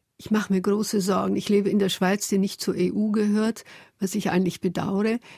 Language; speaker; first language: German; early bilingual, other home language; Hungarian